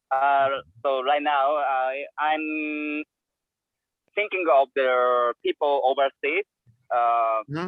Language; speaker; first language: English; non-native, learner; Japanese